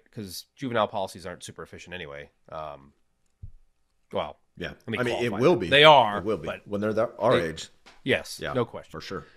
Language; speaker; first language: English; native; English